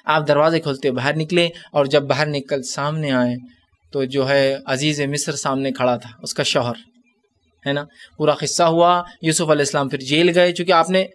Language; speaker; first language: Urdu; native; Urdu